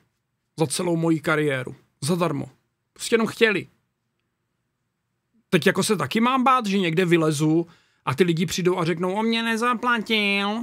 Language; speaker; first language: Czech; native; Czech